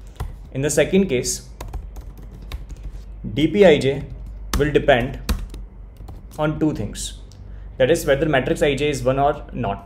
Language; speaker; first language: English; non-native, local second language; Hindi